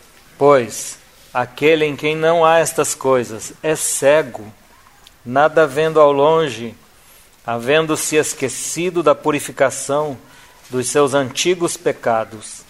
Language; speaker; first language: Portuguese; native; Portuguese